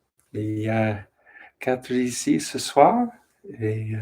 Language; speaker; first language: French; non-native, learner; English